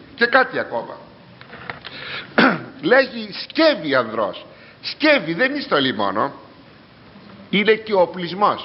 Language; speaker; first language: Greek; native; Greek